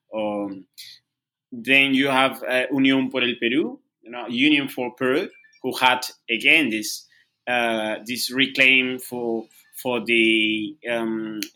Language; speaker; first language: English; non-native, fluent; Spanish